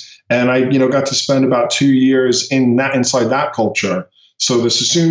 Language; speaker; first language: English; native; English